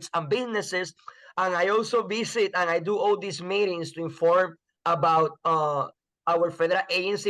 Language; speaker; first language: English; non-native, fluent; Spanish